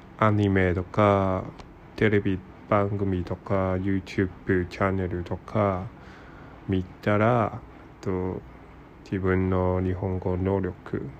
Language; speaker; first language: Japanese; non-native, learner; Cantonese